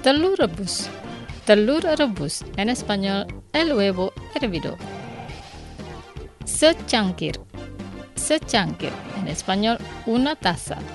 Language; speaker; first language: Spanish; non-native, learner; Indonesian